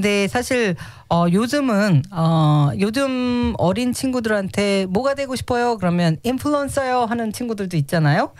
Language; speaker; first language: Korean; native; Korean